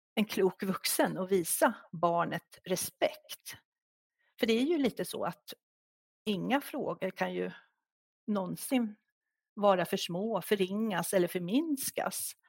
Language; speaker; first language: Swedish; native; Swedish